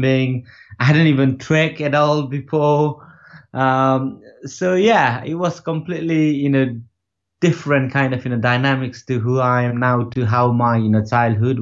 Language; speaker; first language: English; non-native, local second language; Nepali